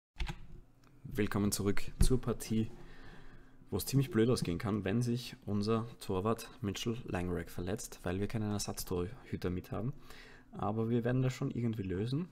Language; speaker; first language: German; native; German